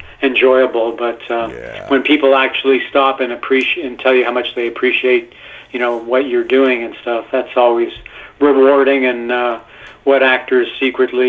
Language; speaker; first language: English; non-native, fluent; Italian